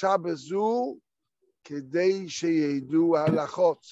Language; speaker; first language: Hebrew; non-native, fluent; Yiddish